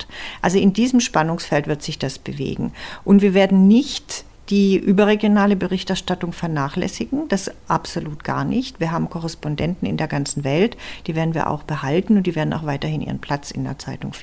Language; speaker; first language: German; native; German